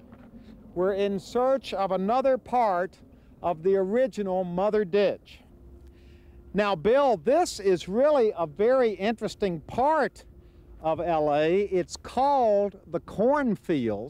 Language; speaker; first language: English; native; English